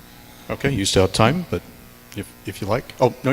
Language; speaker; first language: English; native; English